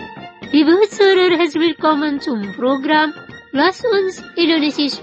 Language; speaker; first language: German; non-native, fluent; Indonesian